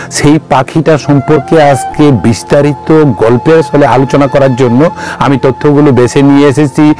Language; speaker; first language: Bangla; non-native, local second language; Kok Borok